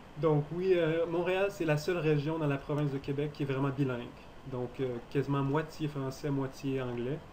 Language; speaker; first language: French; native; French